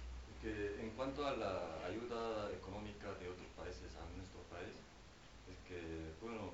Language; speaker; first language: Spanish; non-native, fluent; Korean